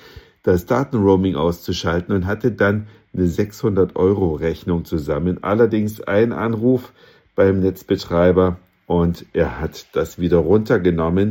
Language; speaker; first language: German; native; German